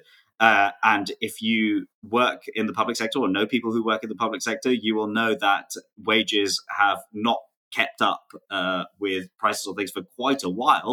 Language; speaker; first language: English; native; English